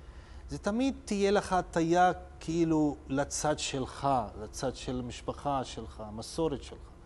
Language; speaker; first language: Hebrew; non-native, local second language; Arabic